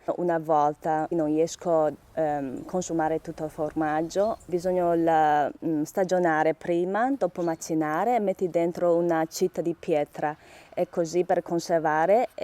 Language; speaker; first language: Italian; non-native, learner; Chinese